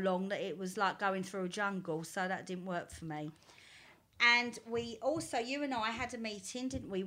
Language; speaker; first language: English; native; English